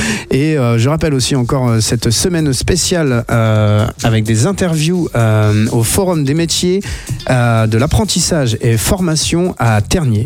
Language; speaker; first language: French; native; French